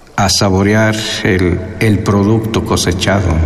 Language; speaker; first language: Spanish; non-native, local second language; Nahuatl languages